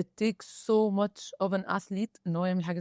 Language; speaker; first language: Arabic; native; Arabic